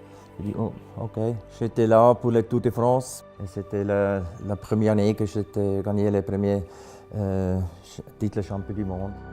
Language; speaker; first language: French; non-native, local second language; German